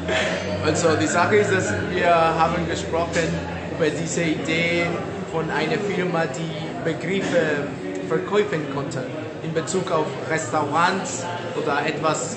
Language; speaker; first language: German; non-native, fluent; Spanish